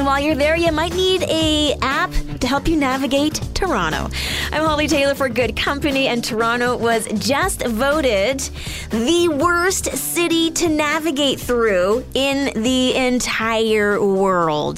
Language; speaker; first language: English; native; English